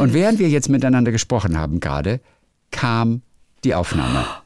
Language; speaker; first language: German; native; German